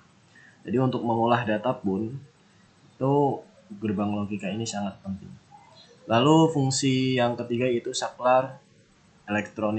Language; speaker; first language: Indonesian; native; Indonesian